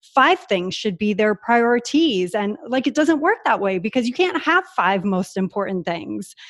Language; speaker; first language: English; native; English